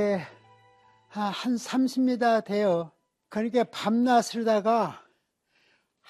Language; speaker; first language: Korean; native; Korean